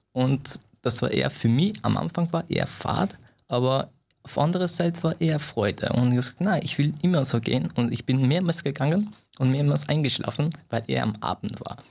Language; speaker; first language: German; non-native, fluent; Persian